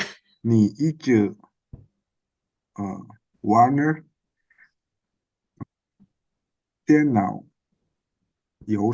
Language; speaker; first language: Chinese; non-native, learner; Indonesian